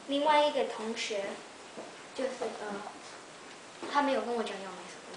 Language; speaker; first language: Chinese; early bilingual, heritage; Chinese